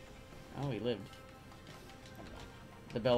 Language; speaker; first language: English; native; English